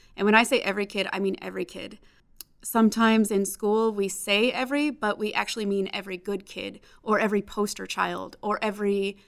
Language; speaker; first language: English; native; English